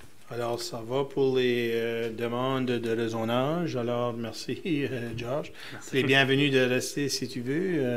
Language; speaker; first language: French; native; French